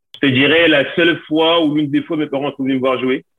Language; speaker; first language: French; native; French